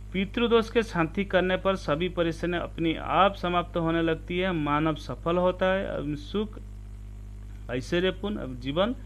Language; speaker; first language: Hindi; non-native, local second language; Odia